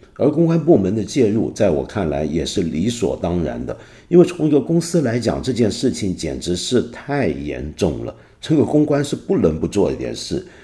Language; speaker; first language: Chinese; non-native, local second language; Cantonese